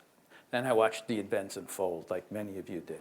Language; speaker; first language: English; native; English